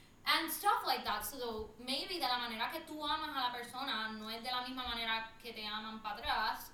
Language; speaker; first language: Spanish; native; Spanish